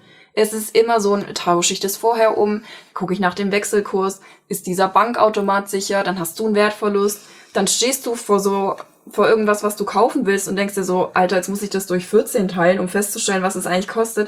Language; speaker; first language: German; native; German